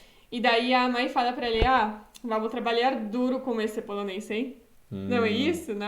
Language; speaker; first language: Portuguese; non-native, fluent; Polish